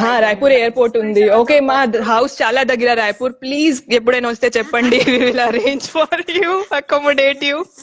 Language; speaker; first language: Telugu; non-native, local second language; Hindi